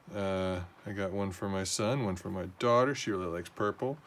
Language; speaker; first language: English; native; English